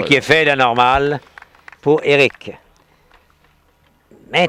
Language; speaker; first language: French; native; French